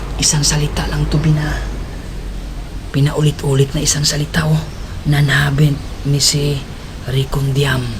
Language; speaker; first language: Filipino; non-native, local second language; Cebuano